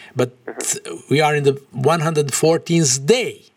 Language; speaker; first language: English; non-native, learner; Hungarian